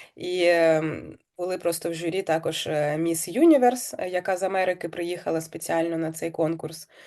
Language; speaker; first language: Ukrainian; native; Ukrainian